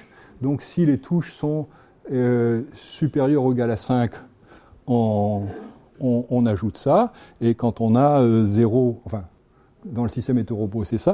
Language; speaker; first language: French; native; French